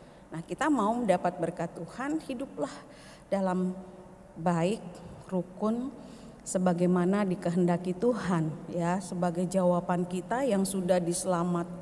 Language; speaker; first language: Indonesian; native; Indonesian